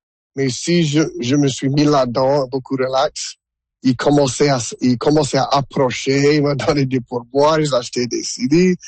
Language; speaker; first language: French; non-native, local second language; English